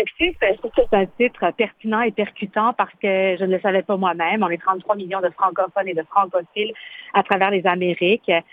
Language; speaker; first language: French; early bilingual, other home language; Spanish